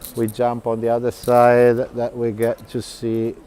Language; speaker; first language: English; non-native, fluent; Italian